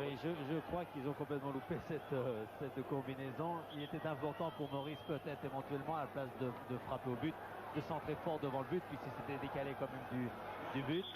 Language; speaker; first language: French; native; French